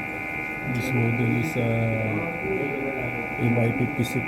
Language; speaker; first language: English; non-native, learner; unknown